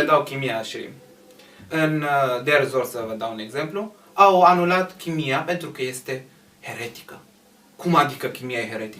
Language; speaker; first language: Romanian; non-native, fluent; Arabic